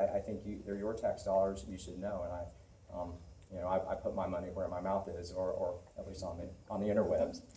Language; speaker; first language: English; native; English